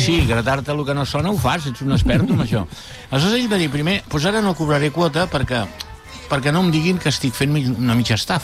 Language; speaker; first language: Catalan; native; Catalan